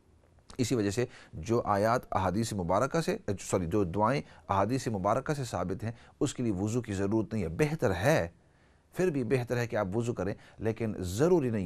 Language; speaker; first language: Urdu; native; Urdu